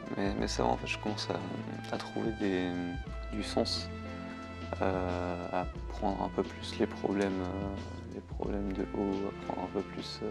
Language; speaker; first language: French; native; French